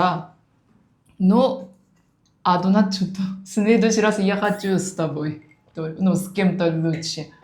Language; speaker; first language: Russian; non-native, learner; Japanese